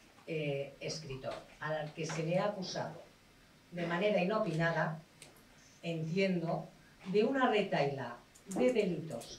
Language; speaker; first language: Spanish; native; Spanish